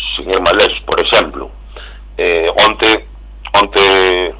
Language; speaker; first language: Spanish; non-native, local second language; Galician